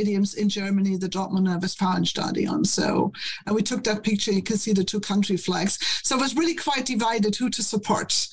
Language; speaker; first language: English; non-native, fluent; German